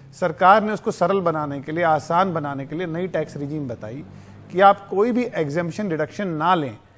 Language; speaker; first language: Hindi; native; Hindi